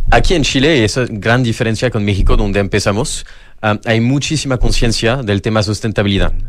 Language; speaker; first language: Spanish; non-native, fluent; French